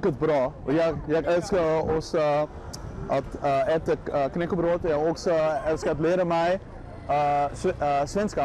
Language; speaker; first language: Swedish; non-native, learner; Dutch